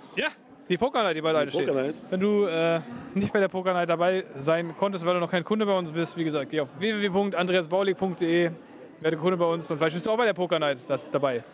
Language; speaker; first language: German; native; German